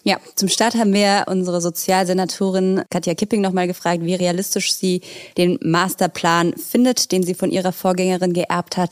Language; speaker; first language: German; native; German